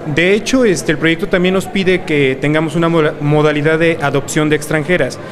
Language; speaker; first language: Spanish; native; Spanish